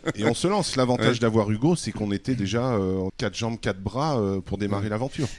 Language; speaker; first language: French; native; French